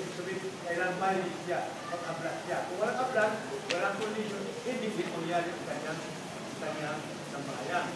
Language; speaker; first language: Filipino; non-native, local second language; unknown